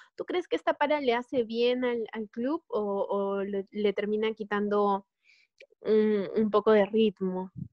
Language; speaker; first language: Spanish; native; Spanish